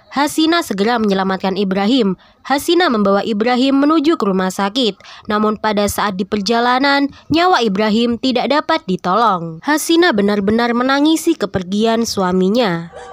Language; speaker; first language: Indonesian; native; Indonesian